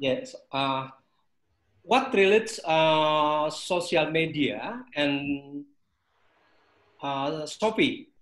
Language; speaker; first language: English; non-native, learner; Indonesian